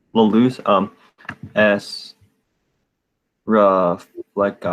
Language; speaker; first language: Spanish; non-native, learner; English